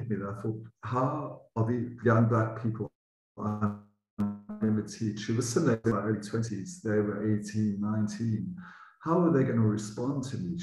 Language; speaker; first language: English; native; English